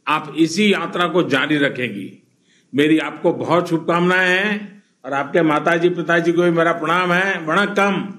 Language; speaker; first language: Hindi; non-native, local second language; Gujarati